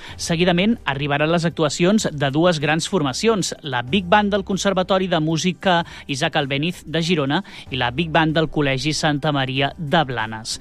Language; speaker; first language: Catalan; native; Catalan